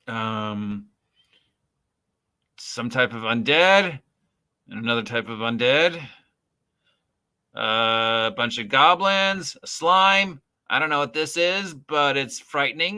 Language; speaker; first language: English; native; English